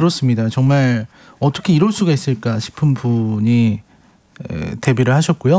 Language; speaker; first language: Korean; native; Korean